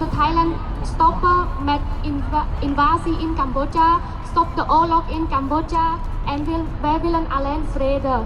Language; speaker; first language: Dutch; non-native, learner; Khmer